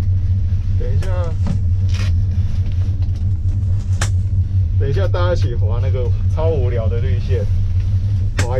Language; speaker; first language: Chinese; native; Chinese